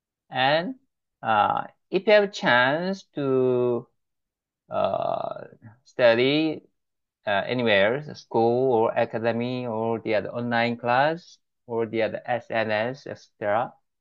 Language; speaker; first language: English; non-native, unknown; Korean